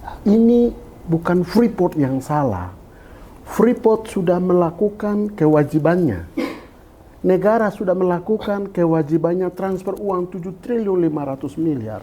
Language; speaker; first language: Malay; non-native, local second language; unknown